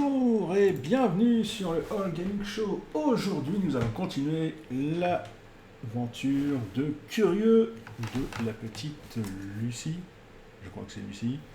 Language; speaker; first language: French; native; French